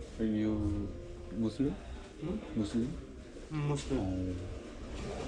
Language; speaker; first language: English; non-native, learner; Korean